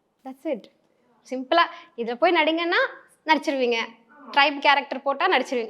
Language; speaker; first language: Tamil; native; Tamil